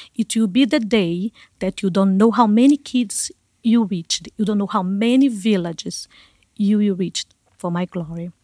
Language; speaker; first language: English; non-native, learner; Portuguese